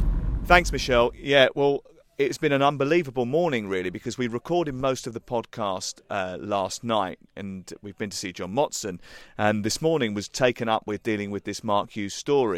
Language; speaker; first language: English; native; English